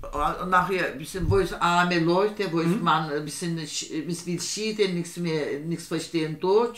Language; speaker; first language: German; non-native, learner; Turkish